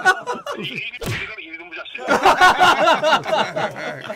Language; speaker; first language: Korean; non-native, learner; Japanese